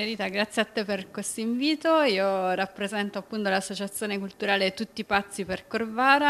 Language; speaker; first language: Italian; native; Italian